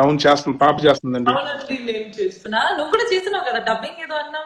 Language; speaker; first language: Telugu; native; Telugu